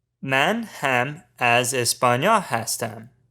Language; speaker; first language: Persian; non-native, learner; English